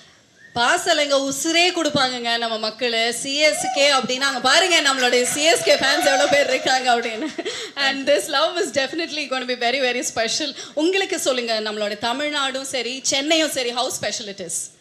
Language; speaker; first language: Tamil; native; Tamil